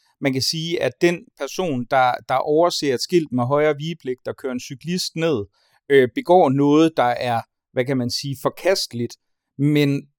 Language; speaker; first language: Danish; native; Danish